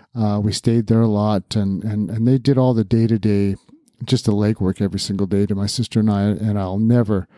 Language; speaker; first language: English; native; English